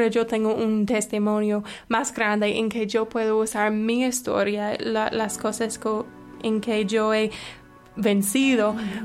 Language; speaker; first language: Spanish; non-native, fluent; English